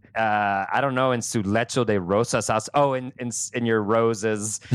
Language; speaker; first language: English; native; English